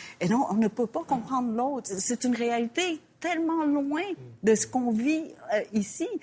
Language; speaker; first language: French; early bilingual, other home language; Vietnamese